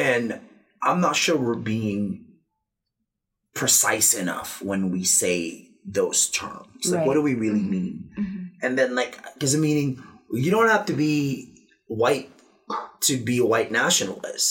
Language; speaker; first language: English; non-native, local second language; Filipino